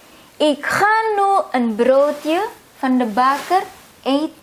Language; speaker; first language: Dutch; non-native, fluent; Indonesian